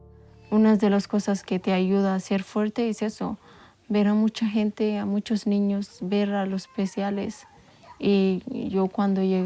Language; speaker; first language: Spanish; non-native, local second language; Amharic